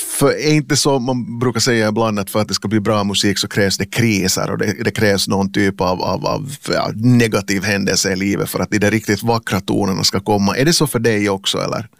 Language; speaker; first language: Swedish; native; Swedish